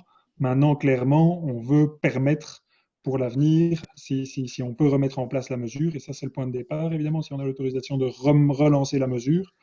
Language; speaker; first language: French; native; French